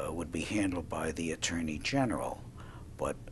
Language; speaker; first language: English; native; English